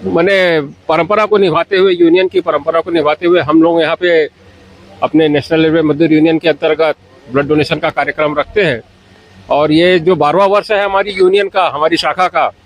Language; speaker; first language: Hindi; native; Hindi